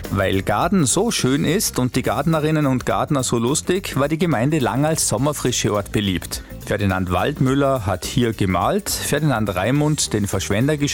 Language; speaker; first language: German; native; German